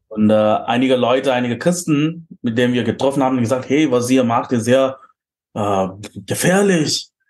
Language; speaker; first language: German; non-native, fluent; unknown